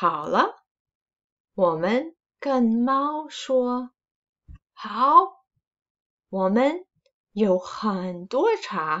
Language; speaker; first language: Chinese; non-native, fluent; English